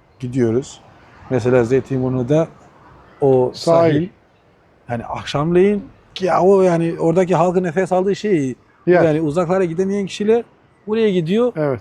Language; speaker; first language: Turkish; non-native, fluent; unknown